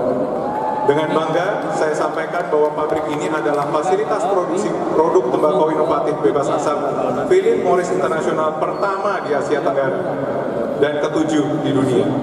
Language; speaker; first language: Indonesian; native; Indonesian